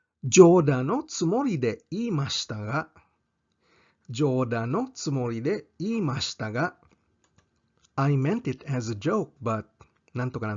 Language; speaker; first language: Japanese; non-native, fluent; English